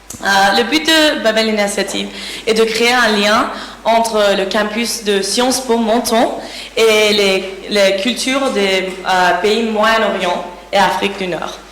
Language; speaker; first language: French; non-native, learner; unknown